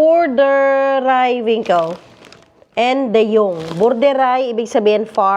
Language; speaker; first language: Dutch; non-native, learner; Filipino